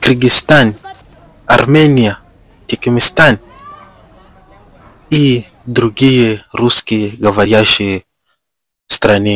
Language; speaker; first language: Russian; non-native, learner; Bemba